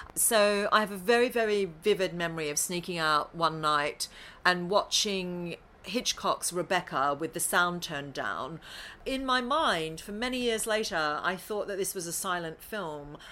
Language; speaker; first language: English; native; English